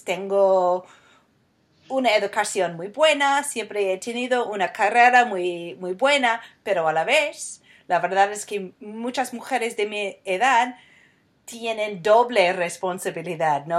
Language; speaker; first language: Spanish; non-native, fluent; English